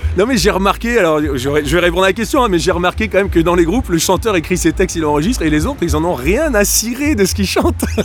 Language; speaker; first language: French; early bilingual, heritage; English